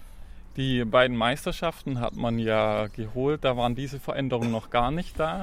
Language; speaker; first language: German; native; German